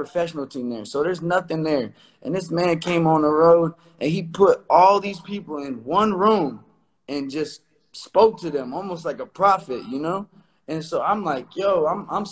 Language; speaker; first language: English; native; English